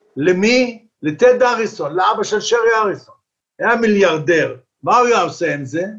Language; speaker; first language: Hebrew; early bilingual, other home language; Arabic